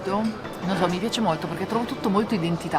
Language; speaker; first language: Italian; native; Italian